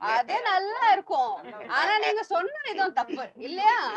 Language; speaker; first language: Tamil; non-native, local second language; Punjabi